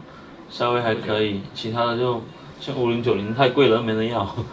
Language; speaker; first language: Chinese; native; Chinese